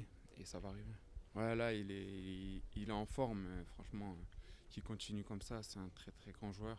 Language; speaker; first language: French; native; French